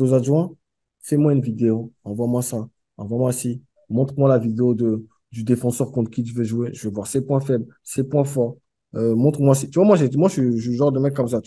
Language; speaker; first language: French; native; French